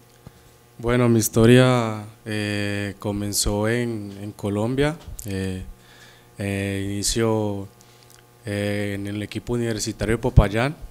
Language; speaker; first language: Portuguese; non-native, learner; Spanish